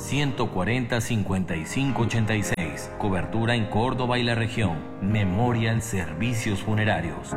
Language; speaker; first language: Spanish; native; Spanish